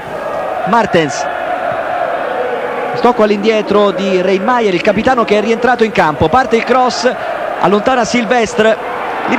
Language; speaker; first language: Italian; native; Italian